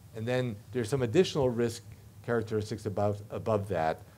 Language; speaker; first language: English; native; English